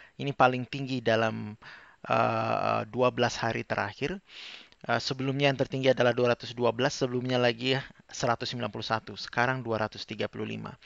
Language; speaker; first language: Indonesian; native; Indonesian